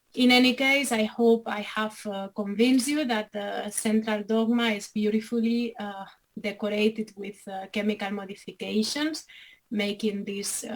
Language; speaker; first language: English; non-native, fluent; Catalan